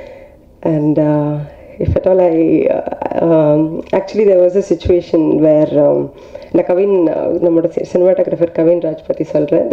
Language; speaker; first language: Tamil; non-native, learner; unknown